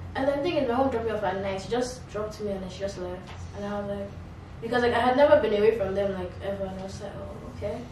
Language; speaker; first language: English; non-native, local second language; Yoruba